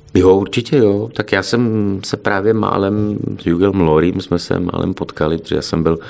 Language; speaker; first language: Czech; native; Czech